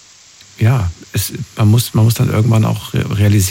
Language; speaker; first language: German; native; German